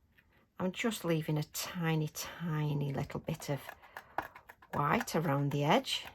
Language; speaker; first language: English; native; English